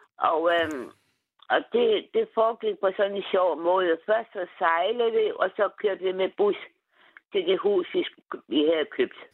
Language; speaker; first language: Danish; native; Danish